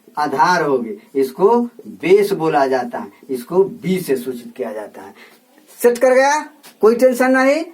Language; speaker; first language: Hindi; native; Hindi